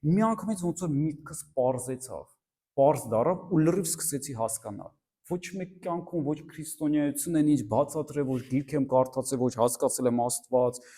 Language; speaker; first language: Armenian; early bilingual, heritage; Armenian